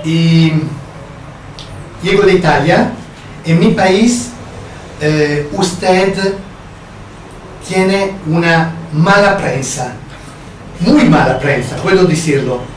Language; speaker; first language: Spanish; non-native, fluent; Italian